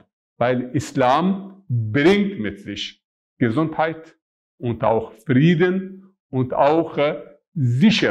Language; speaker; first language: German; non-native, fluent; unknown